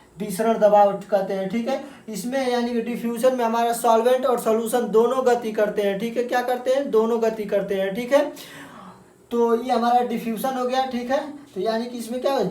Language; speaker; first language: Hindi; native; Hindi